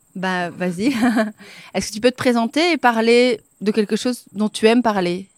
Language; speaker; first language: French; native; French